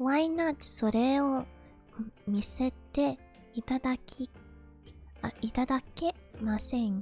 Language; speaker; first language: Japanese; non-native, learner; English